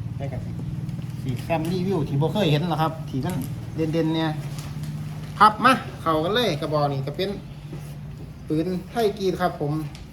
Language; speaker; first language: Thai; native; Thai